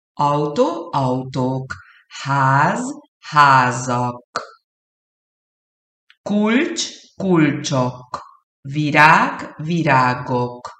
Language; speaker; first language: Hungarian; early bilingual, heritage; Hungarian